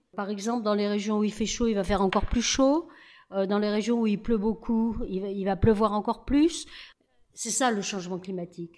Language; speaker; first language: French; native; French